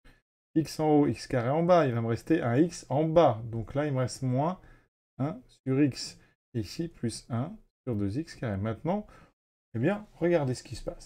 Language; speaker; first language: French; native; French